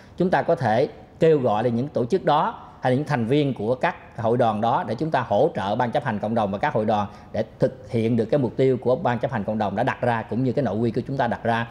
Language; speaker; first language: Vietnamese; native; Vietnamese